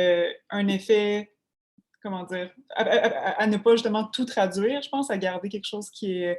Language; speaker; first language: French; native; French